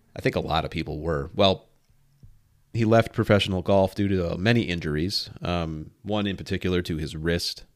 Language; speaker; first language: English; native; English